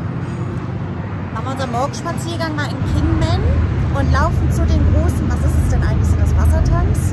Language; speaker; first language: German; native; German